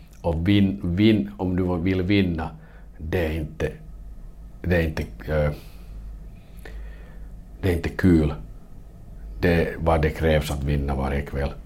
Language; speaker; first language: Swedish; non-native, local second language; Finnish